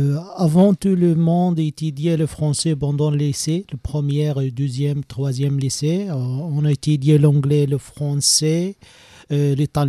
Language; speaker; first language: French; non-native, learner; Arabic